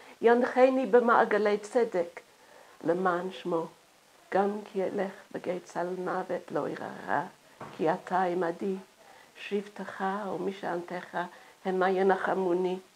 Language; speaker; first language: Hebrew; non-native, fluent; English